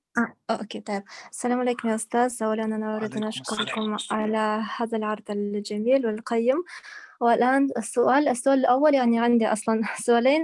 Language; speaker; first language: Arabic; non-native, fluent; Russian